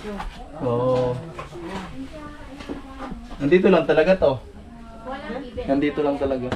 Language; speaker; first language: Filipino; native; Filipino